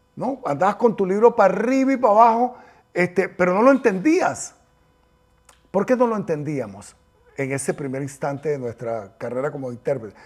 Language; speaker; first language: Spanish; native; Spanish